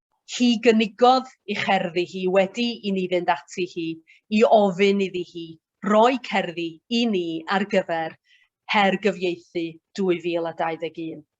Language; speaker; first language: Welsh; native; Welsh